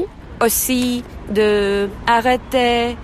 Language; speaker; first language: French; non-native, fluent; Czech